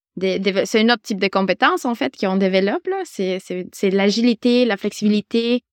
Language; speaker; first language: French; non-native, fluent; Spanish